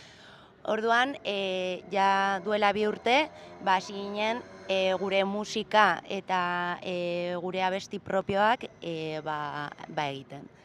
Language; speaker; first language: Basque; non-native, local second language; Spanish